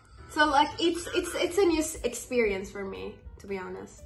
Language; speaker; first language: English; non-native, fluent; Persian